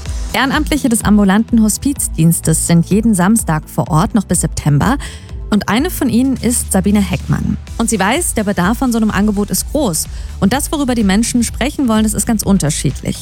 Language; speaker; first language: German; native; German